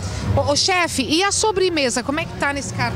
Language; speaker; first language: Portuguese; native; Portuguese